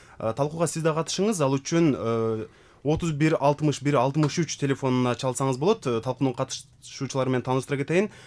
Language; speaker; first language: Kyrgyz; native; Kyrgyz